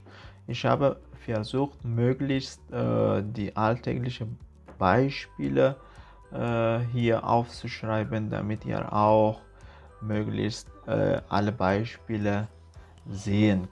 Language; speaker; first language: German; non-native, fluent; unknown